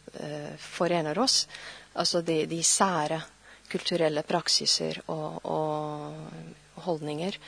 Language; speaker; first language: Norwegian; non-native, fluent; Arabic